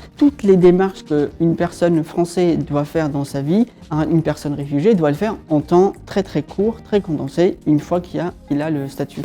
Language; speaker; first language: French; non-native, fluent; Arabic